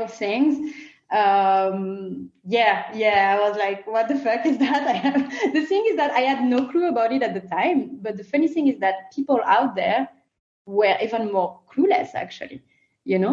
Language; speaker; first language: English; non-native, fluent; French